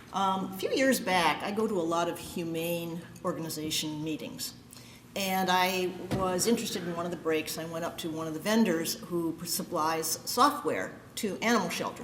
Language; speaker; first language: English; native; English